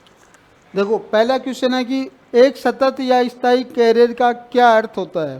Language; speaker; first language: Hindi; native; Hindi